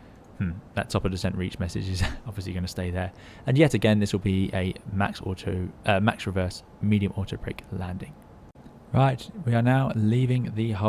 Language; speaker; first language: English; native; English